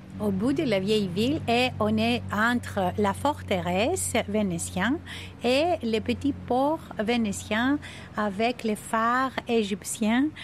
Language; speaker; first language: French; non-native, fluent; Greek